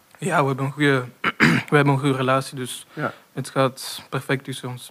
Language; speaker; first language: Dutch; non-native, local second language; French